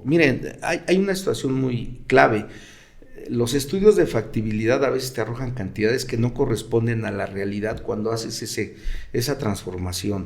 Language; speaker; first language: Spanish; native; Spanish